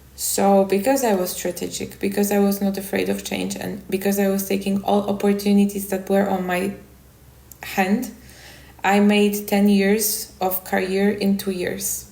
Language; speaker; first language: English; non-native, fluent; Polish